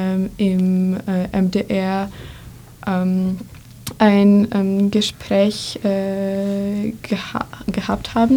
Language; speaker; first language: German; non-native, fluent; Polish